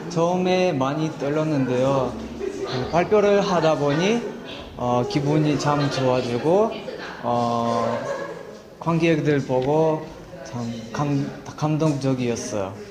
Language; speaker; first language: Korean; non-native, fluent; Russian